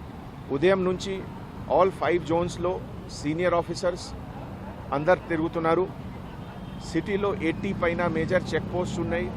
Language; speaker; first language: Telugu; non-native, fluent; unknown